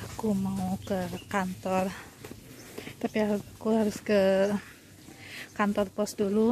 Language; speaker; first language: Indonesian; non-native, local second language; Sundanese